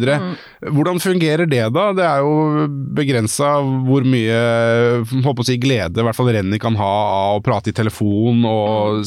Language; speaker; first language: Norwegian; native; Norwegian